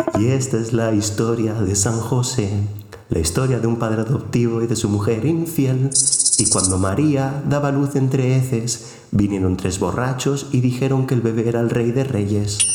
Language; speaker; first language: Spanish; non-native, local second language; Catalan